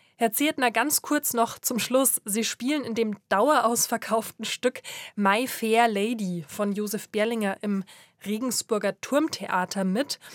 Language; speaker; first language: German; native; German